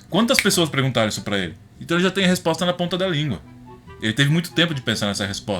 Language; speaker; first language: Portuguese; native; Portuguese